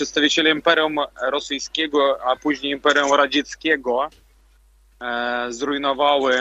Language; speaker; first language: Polish; non-native, fluent; Belarusian